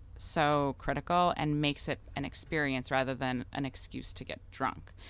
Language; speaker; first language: English; early bilingual, other home language; Russian